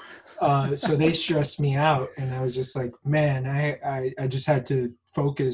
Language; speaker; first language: English; native; English